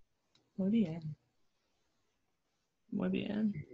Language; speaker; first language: Spanish; non-native, learner; English